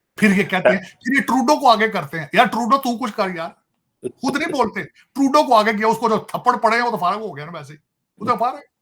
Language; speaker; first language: Urdu; non-native, local second language; Punjabi